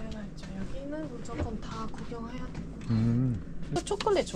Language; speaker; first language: Korean; non-native, fluent; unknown